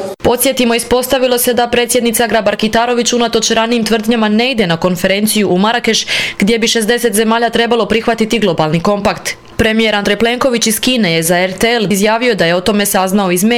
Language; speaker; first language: Croatian; native; Croatian